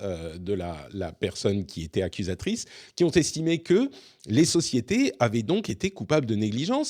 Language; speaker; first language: French; native; French